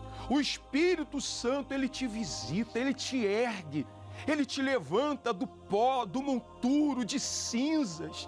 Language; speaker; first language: Portuguese; native; Portuguese